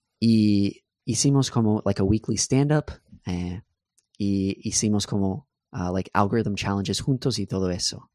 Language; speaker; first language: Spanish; non-native, fluent; English